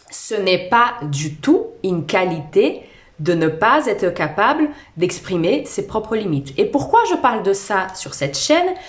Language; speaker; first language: French; non-native, fluent; Portuguese